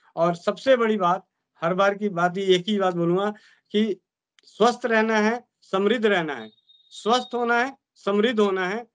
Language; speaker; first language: Hindi; native; Hindi